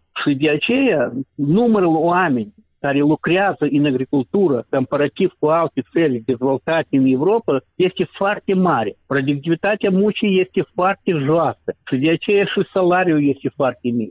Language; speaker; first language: Romanian; non-native, local second language; Russian